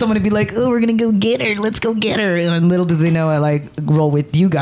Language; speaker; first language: English; native; English